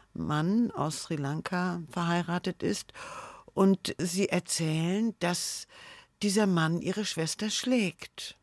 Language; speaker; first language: German; native; German